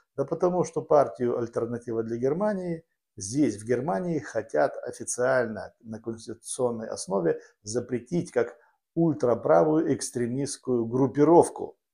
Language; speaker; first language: Russian; native; Russian